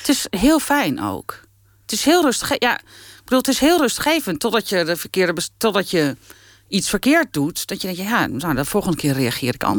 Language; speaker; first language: Dutch; native; Dutch